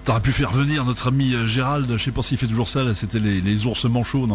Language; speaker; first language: French; native; French